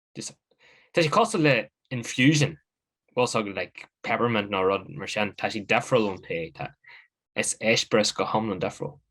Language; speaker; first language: Irish; native; Irish